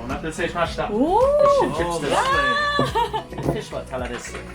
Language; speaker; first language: Japanese; non-native, learner; English